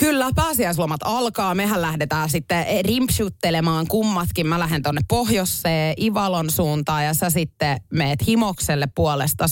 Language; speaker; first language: Finnish; native; Finnish